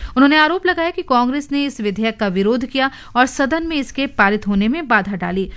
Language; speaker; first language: Hindi; native; Hindi